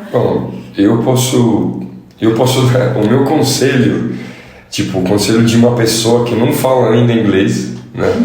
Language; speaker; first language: Portuguese; non-native, fluent; Italian